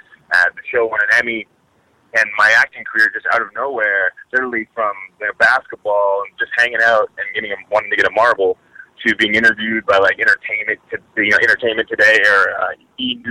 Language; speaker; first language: English; native; English